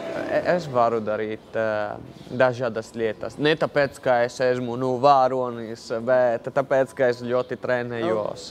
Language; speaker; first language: Latvian; non-native, learner; Italian